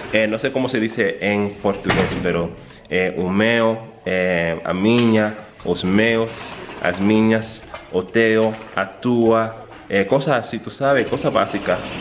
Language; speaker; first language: Portuguese; non-native, learner; English